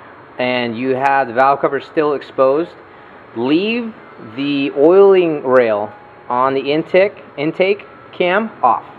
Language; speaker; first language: English; native; English